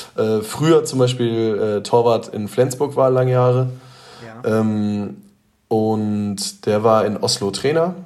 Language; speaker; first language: German; native; German